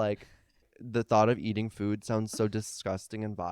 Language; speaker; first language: English; native; English